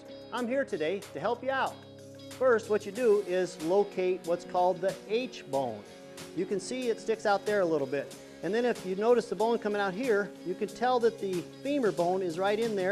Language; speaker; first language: English; native; English